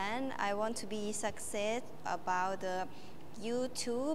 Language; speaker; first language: English; non-native, learner; Thai